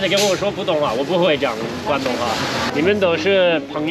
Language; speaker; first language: Chinese; non-native, learner; English